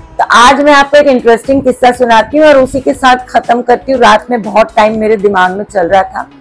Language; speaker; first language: Hindi; non-native, local second language; Marathi